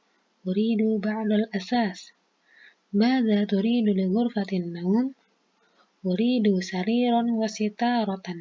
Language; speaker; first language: Arabic; non-native, fluent; Indonesian